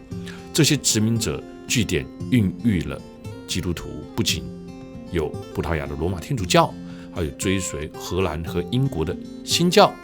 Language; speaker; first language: Chinese; native; Chinese